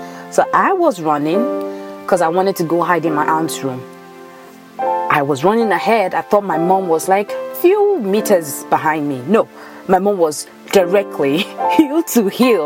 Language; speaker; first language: English; non-native, local second language; Yoruba